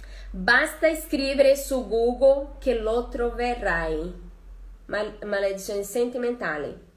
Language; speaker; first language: Italian; non-native, fluent; Portuguese